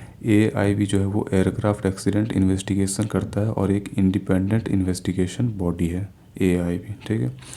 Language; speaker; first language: Hindi; native; Hindi